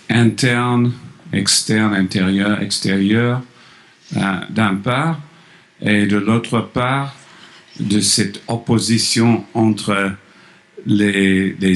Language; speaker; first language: French; non-native, fluent; English